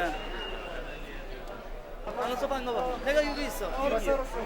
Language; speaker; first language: Korean; non-native, learner; Persian